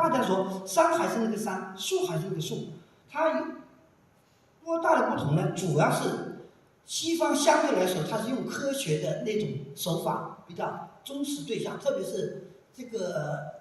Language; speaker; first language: Chinese; native; Chinese